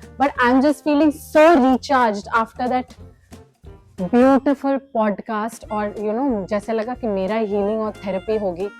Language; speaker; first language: Hindi; non-native, local second language; Bangla